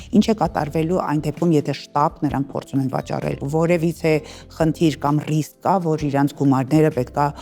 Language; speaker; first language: Armenian; native; Armenian